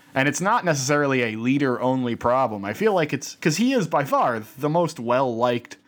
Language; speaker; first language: English; native; English